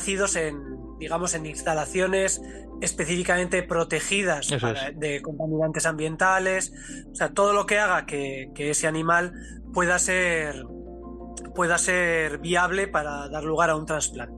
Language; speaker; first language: Spanish; native; Spanish